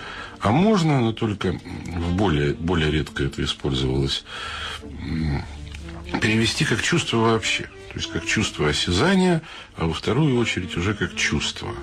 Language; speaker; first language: Russian; native; Russian